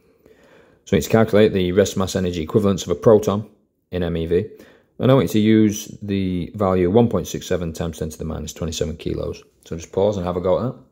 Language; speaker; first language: English; native; English